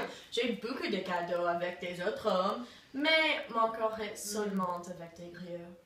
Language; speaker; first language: French; non-native, learner; English